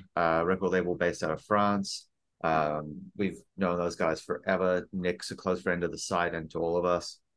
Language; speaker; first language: English; native; English